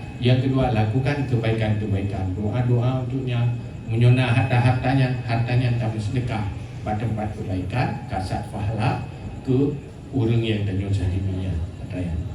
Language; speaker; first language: Malay; non-native, local second language; Achinese